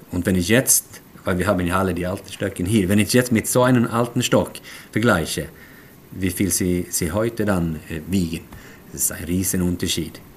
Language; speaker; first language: German; non-native, fluent; Swedish